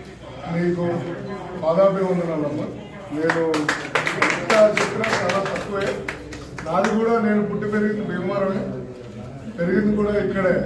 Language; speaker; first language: Telugu; native; Telugu